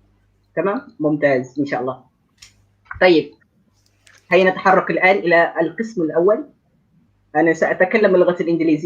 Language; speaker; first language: Arabic; non-native, fluent; Malay